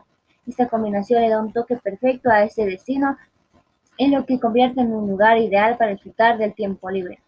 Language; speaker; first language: Spanish; native; Spanish